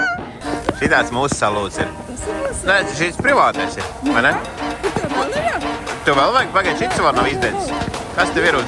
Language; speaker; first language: Latvian; native; Latvian